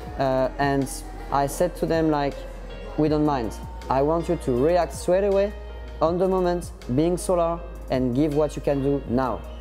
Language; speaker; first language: English; non-native, fluent; French